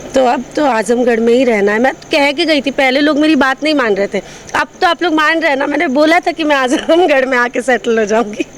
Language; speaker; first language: Hindi; non-native, local second language; Bhojpuri